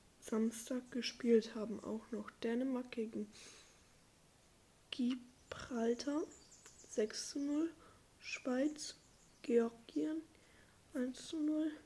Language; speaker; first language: German; non-native, learner; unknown